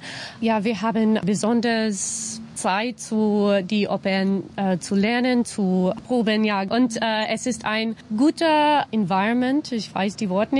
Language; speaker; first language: German; non-native, learner; English